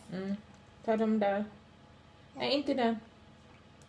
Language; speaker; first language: Swedish; non-native, learner; Filipino